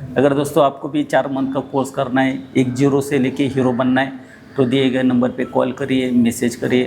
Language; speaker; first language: Hindi; non-native, local second language; Marathi